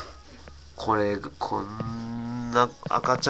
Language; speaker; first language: Japanese; native; Japanese